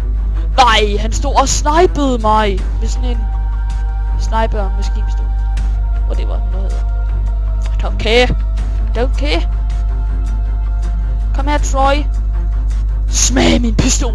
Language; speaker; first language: Danish; native; Danish